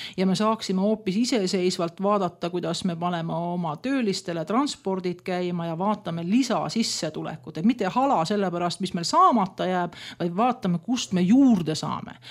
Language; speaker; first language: Estonian; native; Estonian